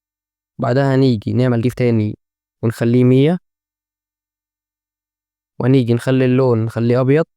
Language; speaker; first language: Arabic; native; Arabic